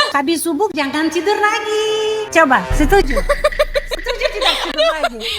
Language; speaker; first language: Indonesian; non-native, fluent; Russian